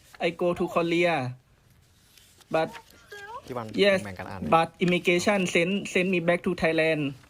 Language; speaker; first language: English; non-native, learner; Thai